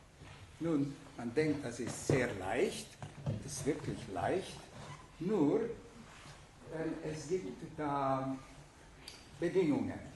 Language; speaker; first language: German; non-native, fluent; Hungarian